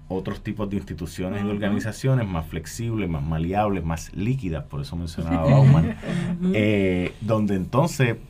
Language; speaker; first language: Spanish; native; Spanish